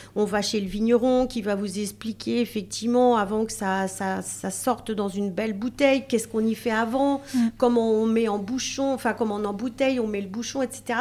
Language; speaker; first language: French; native; French